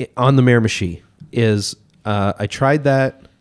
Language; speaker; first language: English; native; English